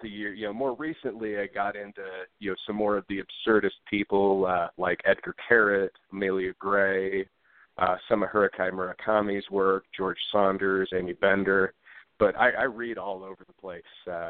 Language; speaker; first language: English; native; English